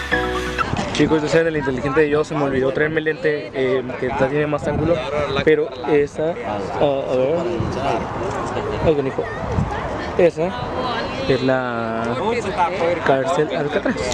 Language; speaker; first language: Spanish; native; Spanish